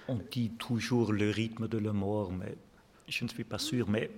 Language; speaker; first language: French; non-native, fluent; German